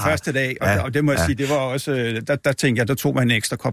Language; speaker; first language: Danish; native; Danish